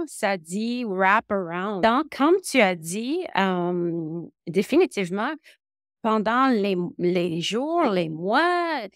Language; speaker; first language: French; non-native, local second language; English